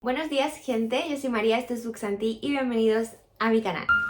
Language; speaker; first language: Spanish; native; Spanish